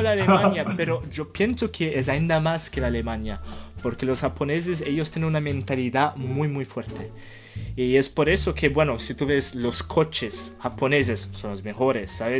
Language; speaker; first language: Spanish; non-native, fluent; Portuguese